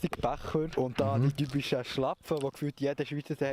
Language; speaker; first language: German; native; German